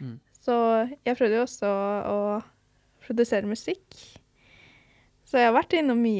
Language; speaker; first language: Norwegian; early bilingual, other home language; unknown